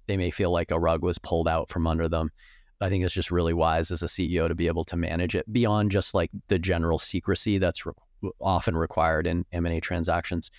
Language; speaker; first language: English; native; English